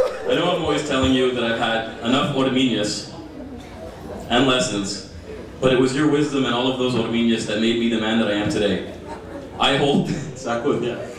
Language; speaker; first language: English; early bilingual, other home language; Greek